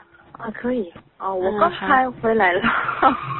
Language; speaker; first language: Chinese; non-native, learner; Korean